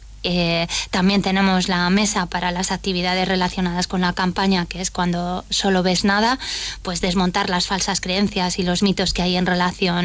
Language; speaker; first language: Spanish; native; Spanish